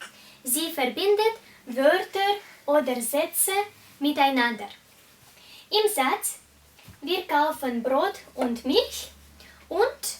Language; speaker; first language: German; non-native, fluent; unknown